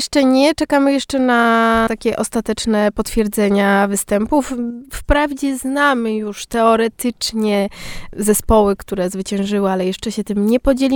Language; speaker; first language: Polish; native; Polish